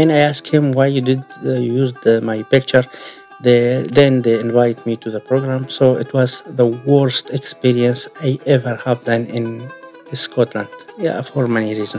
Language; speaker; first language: English; non-native, learner; Arabic